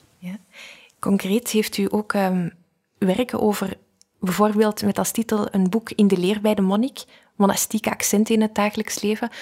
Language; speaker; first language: Dutch; native; Dutch